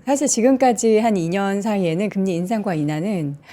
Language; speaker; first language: Korean; native; Korean